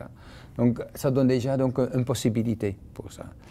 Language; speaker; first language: French; non-native, fluent; Dutch